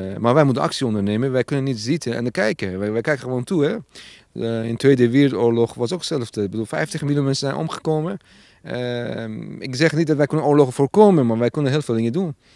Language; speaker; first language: Dutch; non-native, fluent; Persian